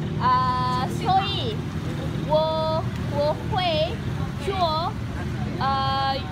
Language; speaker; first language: Chinese; non-native, learner; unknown